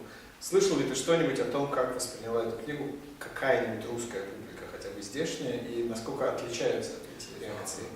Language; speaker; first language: Russian; native; Russian